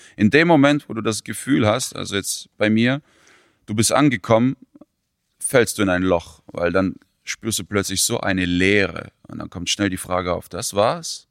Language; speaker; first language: German; early bilingual, other home language; Russian